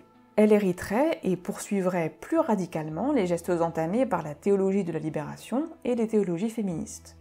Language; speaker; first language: French; native; French